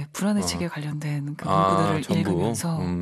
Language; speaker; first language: Korean; native; Korean